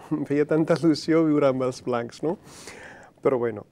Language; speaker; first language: Catalan; non-native, fluent; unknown